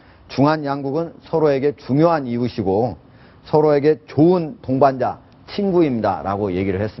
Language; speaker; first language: Korean; native; Korean